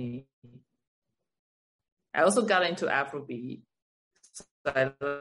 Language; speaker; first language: English; non-native, fluent; Chinese